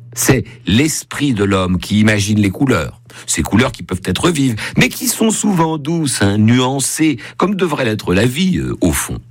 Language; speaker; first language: French; native; French